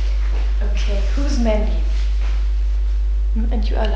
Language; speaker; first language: English; non-native, fluent; German